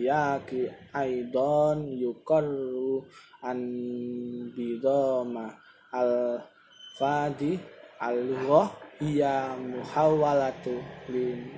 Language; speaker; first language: Arabic; non-native, learner; Indonesian